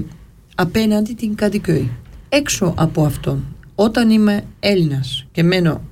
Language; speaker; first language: Greek; early bilingual, heritage; Greek